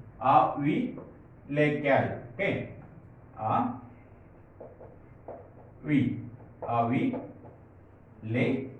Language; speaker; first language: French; non-native, fluent; Tamil